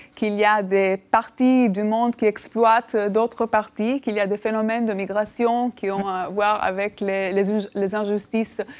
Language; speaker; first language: French; non-native, fluent; Albanian